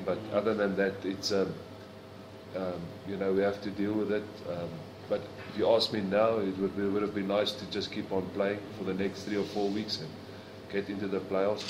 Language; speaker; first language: English; non-native, local second language; Afrikaans